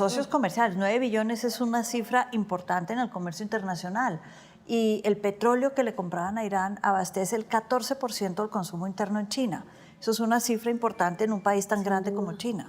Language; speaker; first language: Spanish; native; Spanish